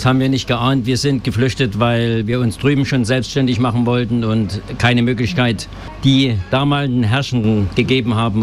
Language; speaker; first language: German; native; German